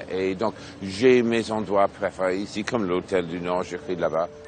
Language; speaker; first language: French; non-native, fluent; English